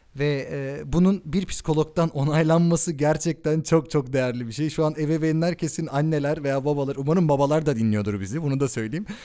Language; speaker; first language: Turkish; early bilingual, heritage; Turkish